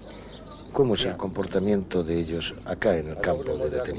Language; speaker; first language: Spanish; native; Spanish